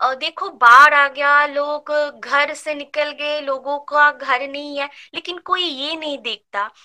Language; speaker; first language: Hindi; non-native, local second language; Bangla